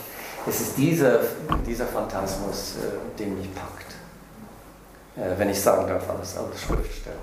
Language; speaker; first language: German; non-native, fluent; English